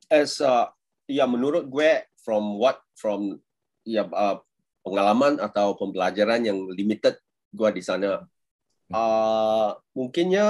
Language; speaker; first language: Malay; non-native, local second language; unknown